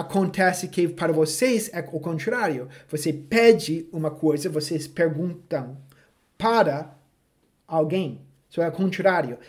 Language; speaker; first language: Portuguese; non-native, fluent; English